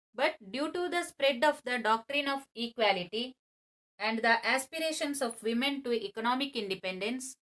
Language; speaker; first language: English; non-native, local second language; Kannada